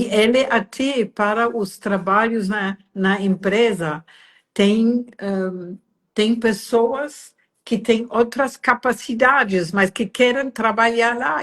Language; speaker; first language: Portuguese; non-native, fluent; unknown